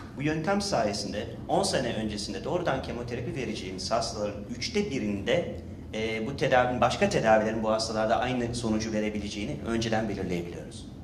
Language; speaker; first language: Turkish; native; Turkish